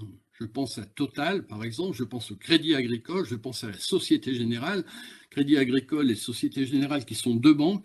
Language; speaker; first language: French; native; French